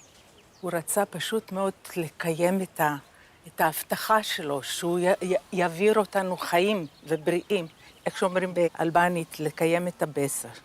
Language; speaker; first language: Hebrew; early bilingual, other home language; Croatian